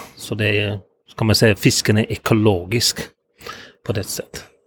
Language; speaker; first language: Swedish; non-native, fluent; English